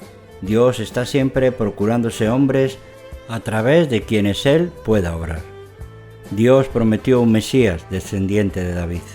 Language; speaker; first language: Spanish; native; Spanish